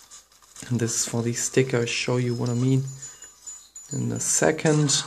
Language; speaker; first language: English; non-native, fluent; German